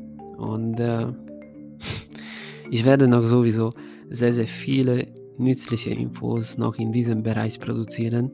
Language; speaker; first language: German; non-native, fluent; Hungarian